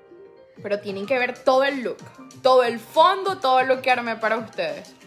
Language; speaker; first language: Spanish; native; Spanish